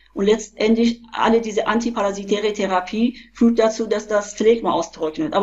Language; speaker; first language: German; non-native, fluent; Persian